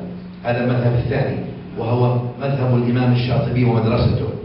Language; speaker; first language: Arabic; native; Arabic